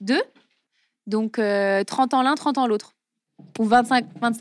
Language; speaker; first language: French; native; French